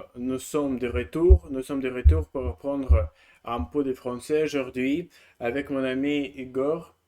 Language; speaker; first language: French; non-native, learner; Russian